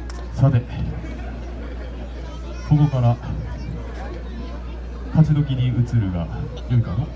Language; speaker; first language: Japanese; native; Japanese